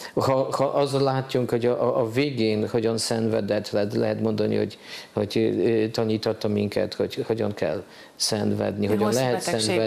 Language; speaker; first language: Hungarian; non-native, fluent; Polish